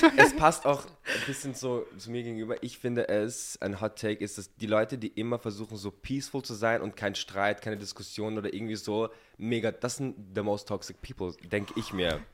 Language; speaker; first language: German; early bilingual, other home language; Polish